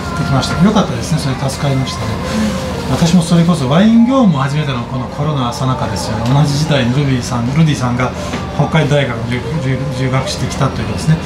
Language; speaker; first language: Japanese; non-native, fluent; Azerbaijani